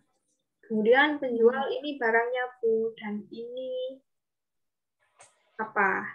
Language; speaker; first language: Indonesian; native; Indonesian